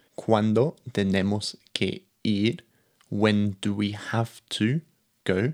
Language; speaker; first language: Spanish; non-native, fluent; English